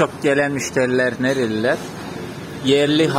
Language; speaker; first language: Turkish; non-native, learner; Russian